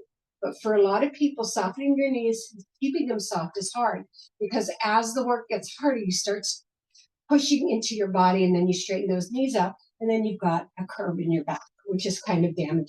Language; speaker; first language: English; native; English